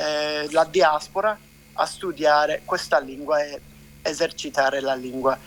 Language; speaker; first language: Italian; non-native, fluent; English